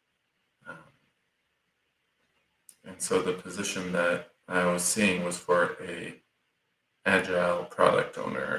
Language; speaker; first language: English; native; English